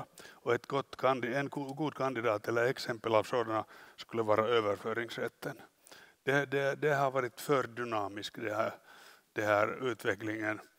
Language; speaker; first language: Swedish; non-native, local second language; Finnish